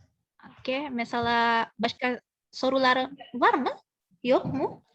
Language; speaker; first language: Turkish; non-native, fluent; Indonesian